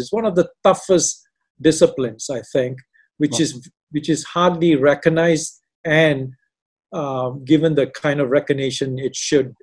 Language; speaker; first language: English; non-native, local second language; Tamil